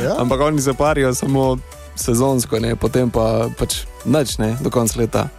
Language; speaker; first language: Slovenian; native; Slovenian